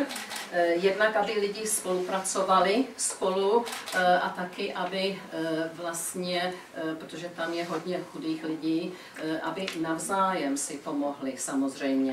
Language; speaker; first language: Czech; early bilingual, heritage; Czech